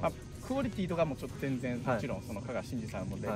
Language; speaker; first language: Japanese; native; Japanese